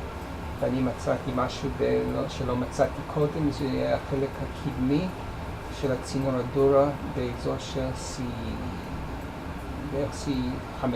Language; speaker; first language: Hebrew; non-native, fluent; English